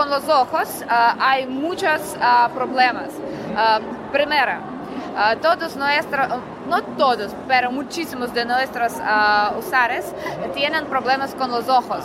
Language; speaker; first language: Spanish; non-native, learner; Russian